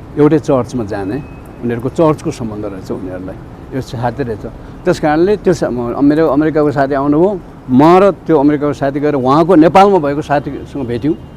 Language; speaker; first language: Nepali; native; Nepali